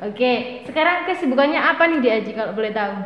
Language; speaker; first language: Indonesian; non-native, local second language; Javanese